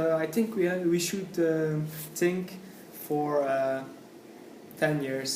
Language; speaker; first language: English; non-native, learner; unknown